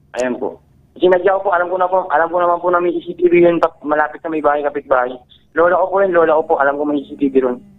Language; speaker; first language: Filipino; native; Filipino